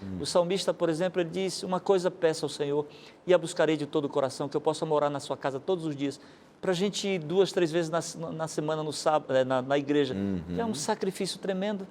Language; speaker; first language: Portuguese; native; Portuguese